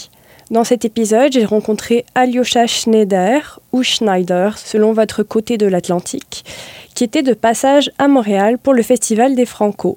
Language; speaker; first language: French; native; French